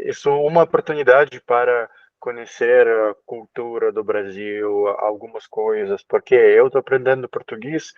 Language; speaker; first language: Portuguese; non-native, learner; Russian